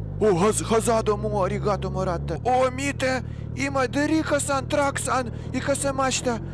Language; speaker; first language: Japanese; non-native, learner; Russian